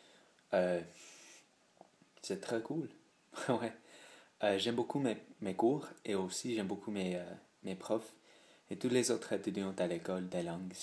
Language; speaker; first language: French; non-native, learner; English